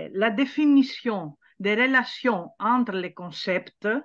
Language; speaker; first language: French; non-native, fluent; Greek